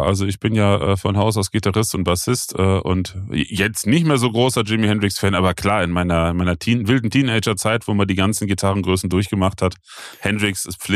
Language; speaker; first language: German; native; German